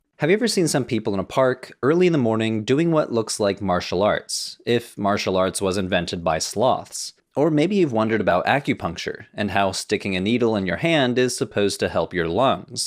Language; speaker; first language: English; native; English